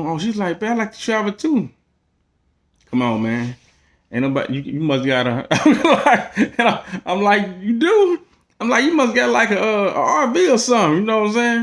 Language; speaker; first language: English; native; English